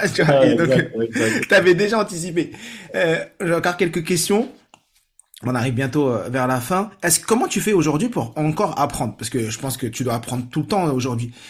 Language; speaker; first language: French; native; French